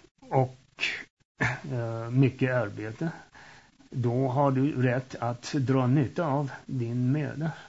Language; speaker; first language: Swedish; early bilingual, heritage; Swedish